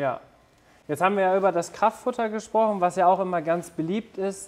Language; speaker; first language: German; native; German